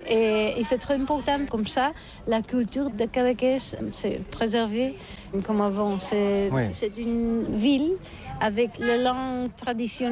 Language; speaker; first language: French; non-native, learner; Catalan